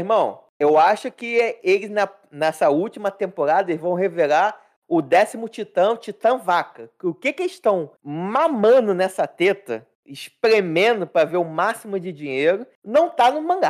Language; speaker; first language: Portuguese; native; Portuguese